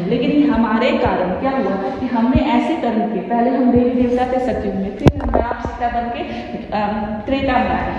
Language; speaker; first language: Hindi; native; Hindi